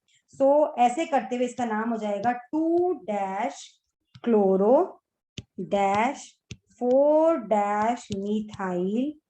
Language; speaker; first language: Hindi; native; Hindi